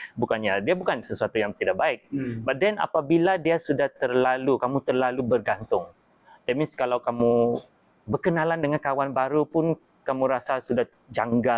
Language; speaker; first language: Malay; native; Malay